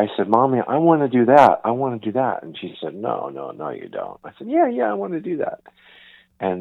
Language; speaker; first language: English; native; English